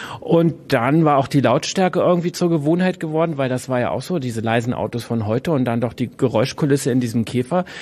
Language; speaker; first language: German; native; German